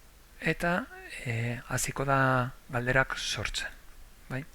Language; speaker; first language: Basque; non-native, local second language; Spanish